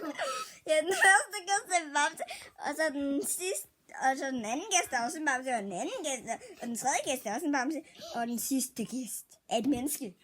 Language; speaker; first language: Danish; early bilingual, other home language; Vietnamese